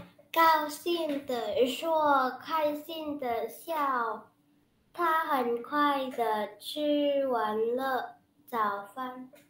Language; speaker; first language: Chinese; non-native, learner; Indonesian